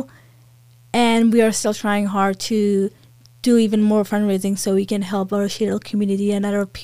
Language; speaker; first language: English; non-native, fluent; Persian